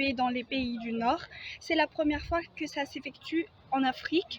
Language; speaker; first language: French; non-native, local second language; Malagasy